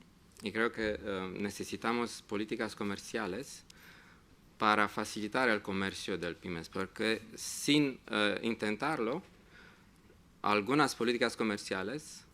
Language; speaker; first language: Spanish; non-native, fluent; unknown